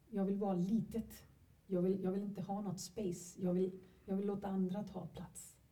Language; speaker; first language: Swedish; non-native, fluent; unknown